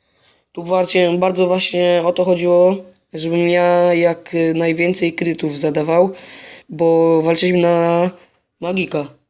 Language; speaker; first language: Polish; native; Polish